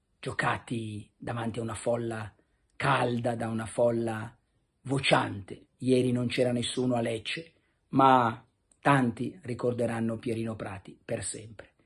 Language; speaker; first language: Italian; native; Italian